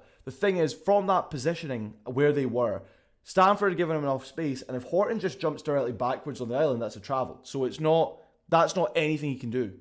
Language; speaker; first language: English; native; English